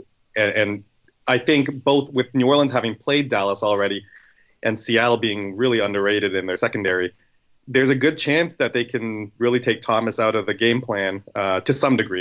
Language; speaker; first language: English; native; English